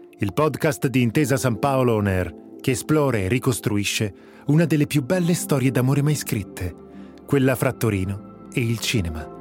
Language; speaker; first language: Italian; native; Italian